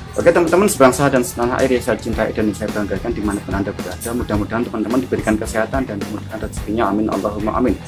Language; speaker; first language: Indonesian; native; Indonesian